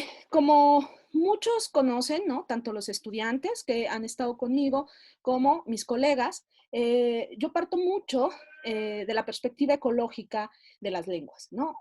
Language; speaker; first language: Spanish; native; Spanish